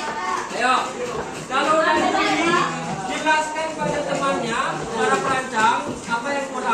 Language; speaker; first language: Indonesian; native; Indonesian